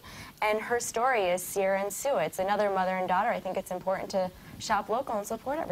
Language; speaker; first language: English; native; English